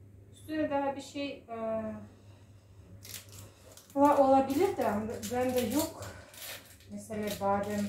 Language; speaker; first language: Turkish; non-native, fluent; Russian